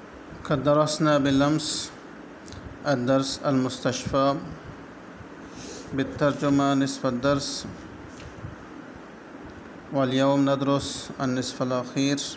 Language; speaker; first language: Arabic; non-native, fluent; Urdu